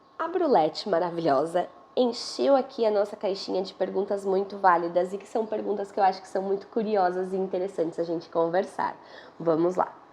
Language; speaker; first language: Portuguese; native; Portuguese